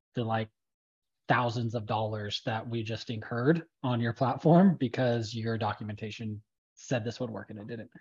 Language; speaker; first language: English; native; English